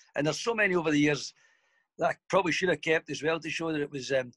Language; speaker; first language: English; native; English